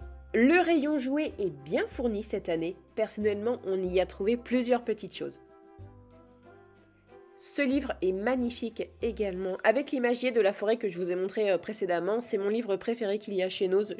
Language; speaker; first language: French; native; French